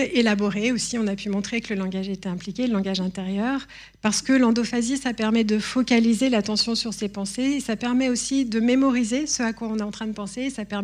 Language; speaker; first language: French; native; French